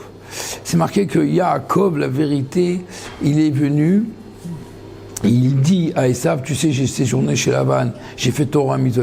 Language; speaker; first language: French; native; French